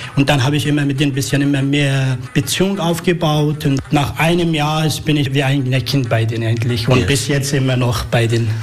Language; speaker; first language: German; non-native, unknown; Arabic